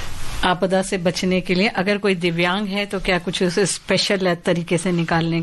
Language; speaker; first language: Hindi; native; Hindi